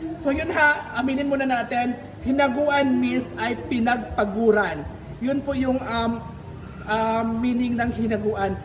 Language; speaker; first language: Filipino; native; Filipino